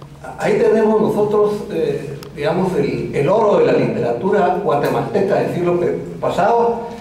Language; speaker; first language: Spanish; native; Spanish